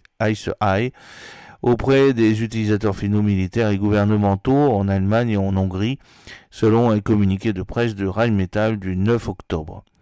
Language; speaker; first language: French; native; French